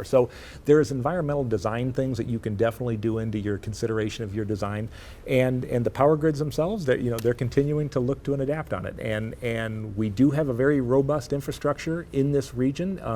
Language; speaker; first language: English; native; English